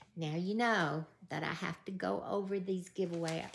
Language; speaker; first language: English; native; English